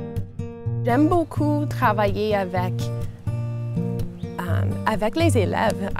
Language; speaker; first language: French; non-native, local second language; English